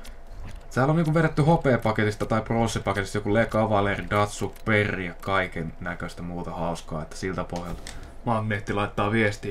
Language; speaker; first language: Finnish; native; Finnish